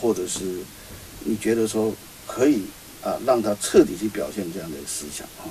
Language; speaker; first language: Chinese; native; Chinese